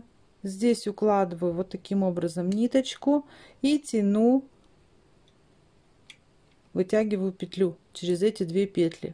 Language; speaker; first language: Russian; native; Russian